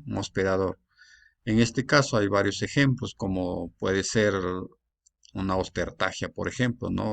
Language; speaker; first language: Spanish; native; Spanish